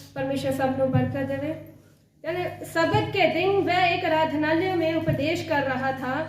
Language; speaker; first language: Hindi; non-native, local second language; Punjabi